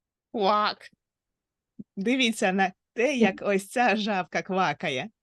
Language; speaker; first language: Ukrainian; native; Ukrainian